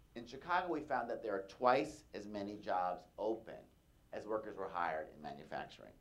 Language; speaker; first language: English; native; English